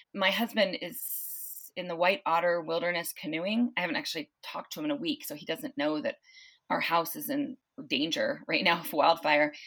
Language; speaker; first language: English; native; English